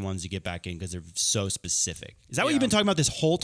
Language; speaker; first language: English; native; English